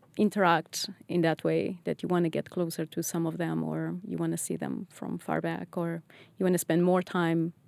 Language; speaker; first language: English; non-native, fluent; Portuguese